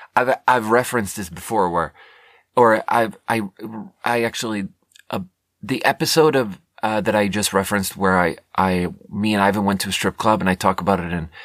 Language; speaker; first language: English; non-native, fluent; Swedish